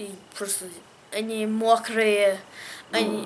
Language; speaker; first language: Russian; early bilingual, heritage; English